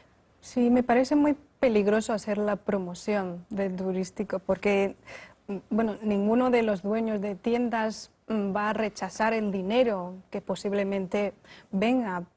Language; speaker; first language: Spanish; non-native, fluent; Chinese